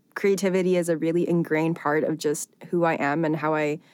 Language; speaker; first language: English; early bilingual, other home language; Chinese